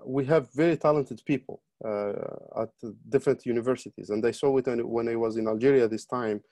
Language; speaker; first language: English; non-native, fluent; Arabic